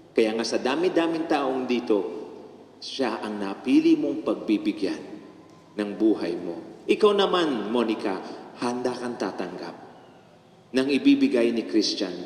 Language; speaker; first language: Filipino; native; Filipino